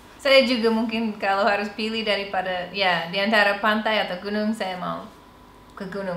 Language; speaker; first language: Indonesian; non-native, fluent; English